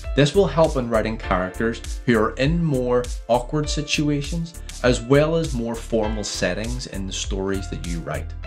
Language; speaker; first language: English; native; English